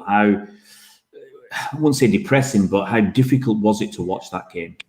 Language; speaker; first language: English; native; English